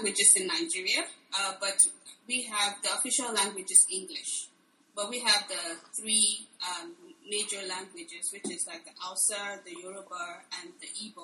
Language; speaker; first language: English; non-native, local second language; Igbo